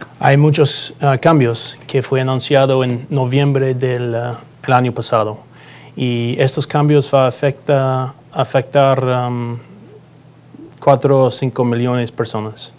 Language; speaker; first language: Spanish; non-native, learner; English